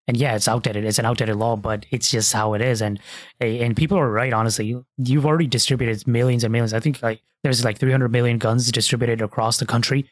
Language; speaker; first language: English; early bilingual, other home language; Hindi